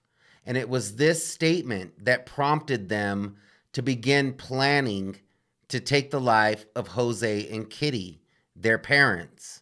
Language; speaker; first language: English; native; English